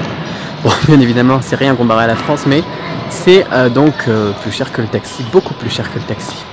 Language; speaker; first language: French; native; French